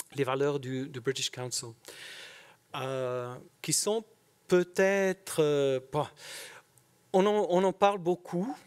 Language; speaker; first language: French; non-native, fluent; English